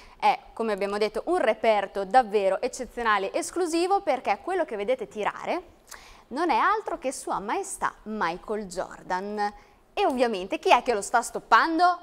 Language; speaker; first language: Italian; native; Italian